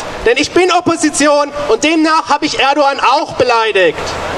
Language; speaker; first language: German; native; German